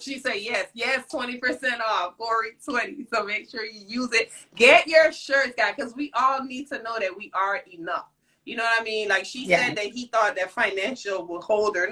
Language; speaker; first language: English; native; English